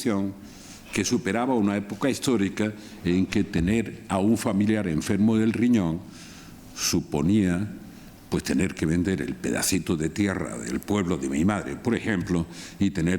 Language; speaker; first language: Spanish; native; Spanish